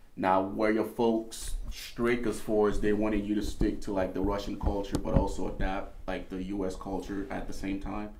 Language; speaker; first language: English; native; English